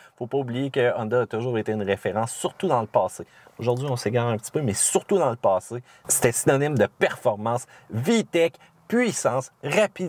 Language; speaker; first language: French; native; French